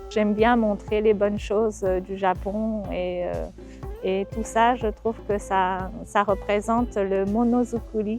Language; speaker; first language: French; non-native, fluent; Japanese